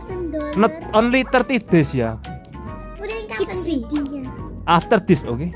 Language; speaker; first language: English; non-native, local second language; Indonesian